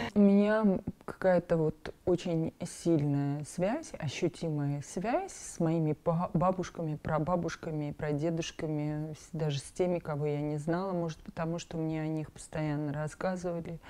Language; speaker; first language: Russian; non-native, local second language; Armenian